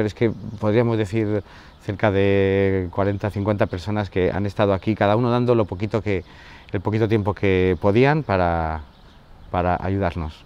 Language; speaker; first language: Spanish; native; Spanish